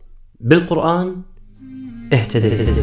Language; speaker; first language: Arabic; native; Arabic